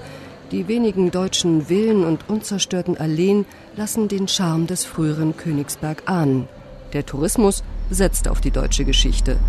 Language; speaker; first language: German; native; German